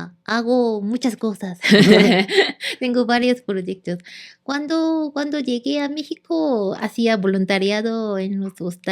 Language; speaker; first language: Spanish; non-native, learner; Korean